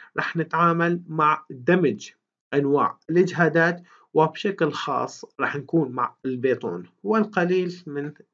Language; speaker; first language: Arabic; native; Arabic